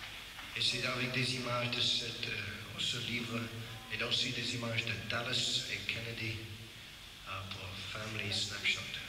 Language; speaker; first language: French; non-native, learner; English